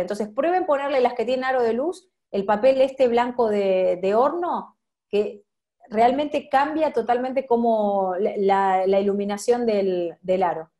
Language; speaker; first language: Spanish; native; Spanish